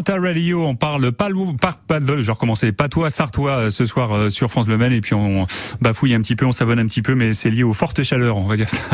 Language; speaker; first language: French; native; French